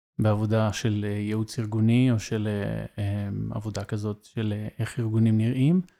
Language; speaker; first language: Hebrew; native; Hebrew